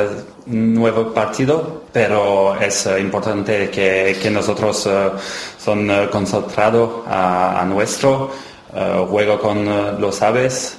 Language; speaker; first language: Spanish; non-native, learner; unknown